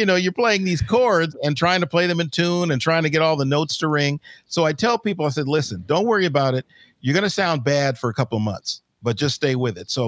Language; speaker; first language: English; native; English